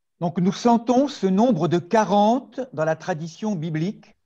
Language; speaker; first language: French; native; French